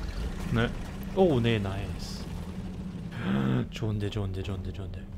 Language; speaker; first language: Korean; non-native, learner; German